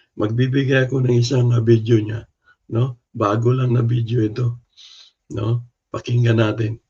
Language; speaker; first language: Filipino; non-native, local second language; Cebuano